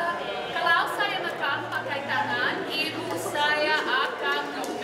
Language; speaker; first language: Indonesian; non-native, learner; English